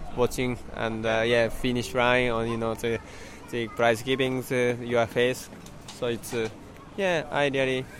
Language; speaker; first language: English; non-native, learner; Japanese